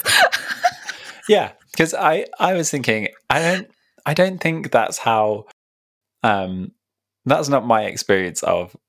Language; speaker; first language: English; native; English